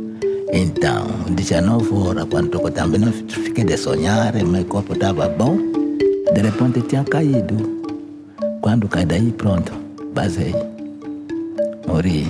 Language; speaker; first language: Portuguese; non-native, local second language; Kongo